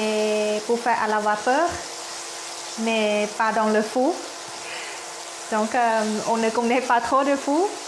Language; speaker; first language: French; non-native, learner; Thai